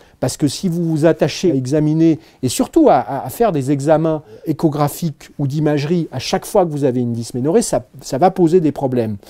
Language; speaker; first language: French; native; French